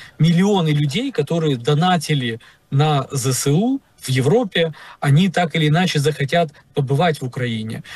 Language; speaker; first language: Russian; native; Russian